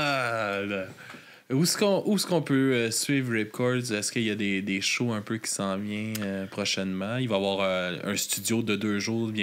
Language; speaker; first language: French; native; French